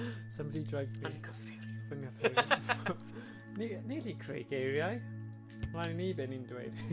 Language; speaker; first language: Welsh; native; Welsh